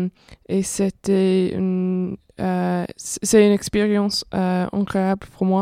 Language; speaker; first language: French; non-native, fluent; English